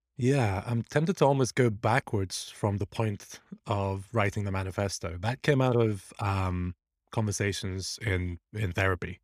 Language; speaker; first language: English; early bilingual, other home language; Persian